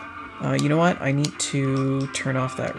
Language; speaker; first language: English; native; English